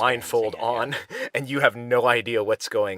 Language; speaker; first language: English; native; English